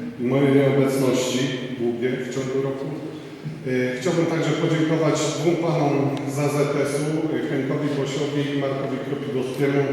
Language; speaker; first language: Polish; native; Polish